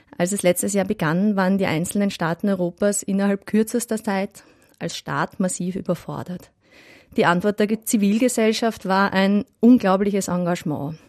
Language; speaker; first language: German; native; German